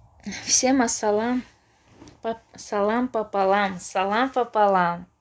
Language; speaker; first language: Russian; non-native, local second language; Tajik